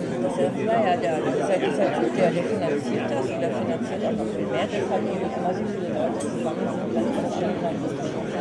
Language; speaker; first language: German; native; German